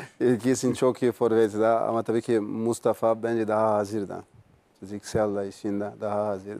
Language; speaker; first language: Turkish; non-native, learner; Portuguese